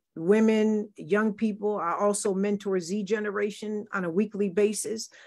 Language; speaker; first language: English; native; English